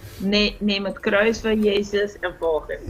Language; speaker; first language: Dutch; non-native, fluent; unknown